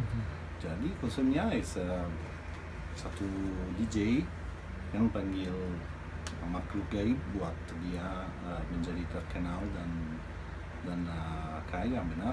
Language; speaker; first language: Indonesian; non-native, fluent; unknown